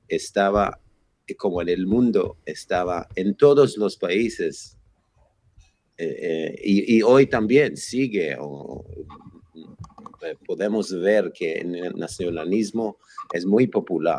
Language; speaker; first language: Spanish; non-native, fluent; Hebrew